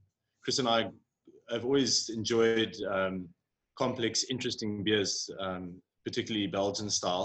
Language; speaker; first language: English; native; English